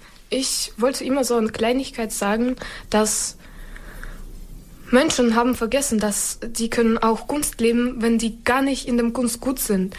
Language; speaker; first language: German; non-native, learner; Ukrainian